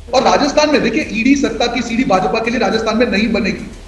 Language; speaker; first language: Hindi; non-native, local second language; Gujarati